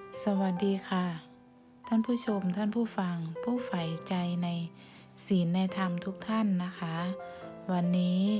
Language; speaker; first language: Thai; native; Thai